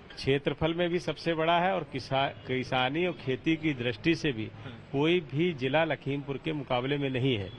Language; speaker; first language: Hindi; native; Hindi